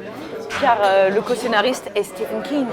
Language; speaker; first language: French; native; French